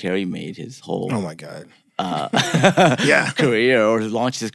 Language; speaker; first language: English; early bilingual, other home language; Korean